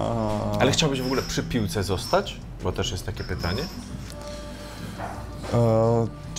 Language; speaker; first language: Polish; native; Polish